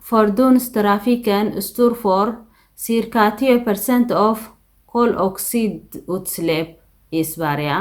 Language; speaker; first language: Swedish; non-native, fluent; Tigrinya